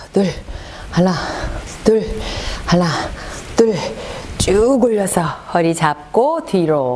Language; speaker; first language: Korean; native; Korean